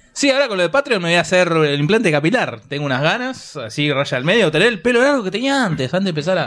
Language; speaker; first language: Spanish; native; Spanish